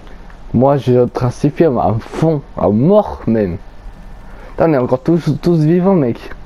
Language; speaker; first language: French; native; French